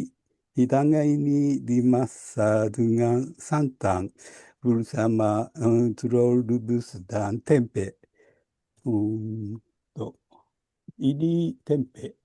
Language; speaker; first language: Indonesian; non-native, learner; Japanese